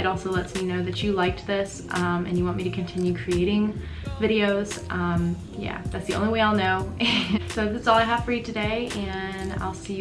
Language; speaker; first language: English; native; English